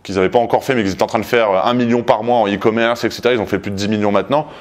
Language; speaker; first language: French; native; French